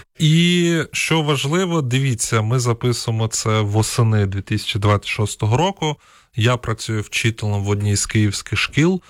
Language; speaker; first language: Ukrainian; non-native, local second language; Russian